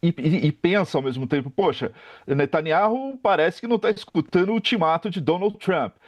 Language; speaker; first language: Portuguese; native; Portuguese